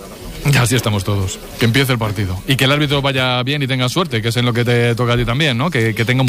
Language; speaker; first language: Spanish; native; Spanish